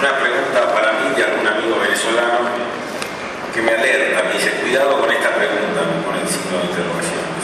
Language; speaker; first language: Spanish; native; Spanish